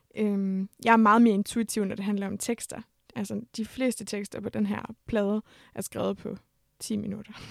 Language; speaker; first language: Danish; native; Danish